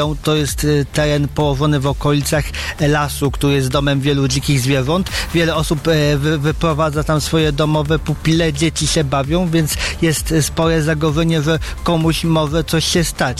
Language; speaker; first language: Polish; native; Polish